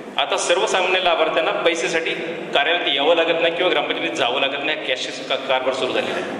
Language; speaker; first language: Marathi; native; Marathi